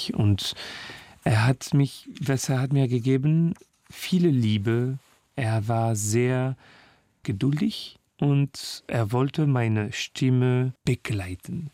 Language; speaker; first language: German; non-native, learner; French